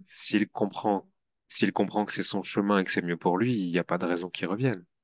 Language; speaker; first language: French; native; French